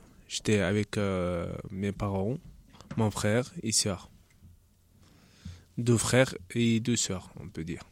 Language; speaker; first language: French; non-native, learner; Chechen